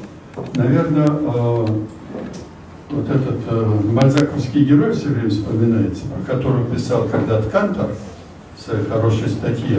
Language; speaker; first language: Russian; native; Russian